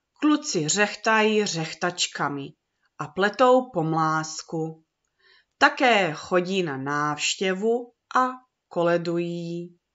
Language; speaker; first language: Czech; early bilingual, heritage; Czech